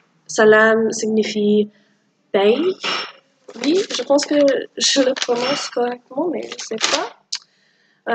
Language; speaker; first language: French; non-native, learner; English